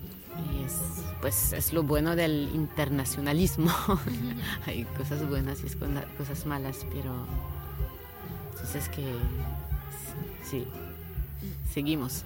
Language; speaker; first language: Spanish; non-native, fluent; French